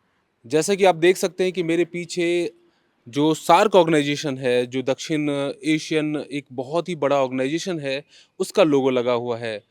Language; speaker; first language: Hindi; native; Hindi